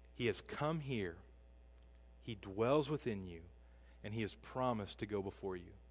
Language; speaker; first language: English; native; English